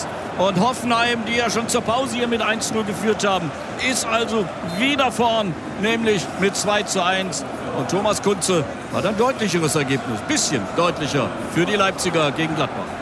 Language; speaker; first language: German; native; German